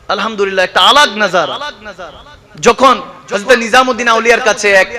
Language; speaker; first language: Bangla; early bilingual, other home language; Arabic